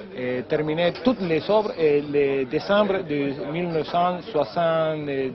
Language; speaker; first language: French; non-native, learner; Spanish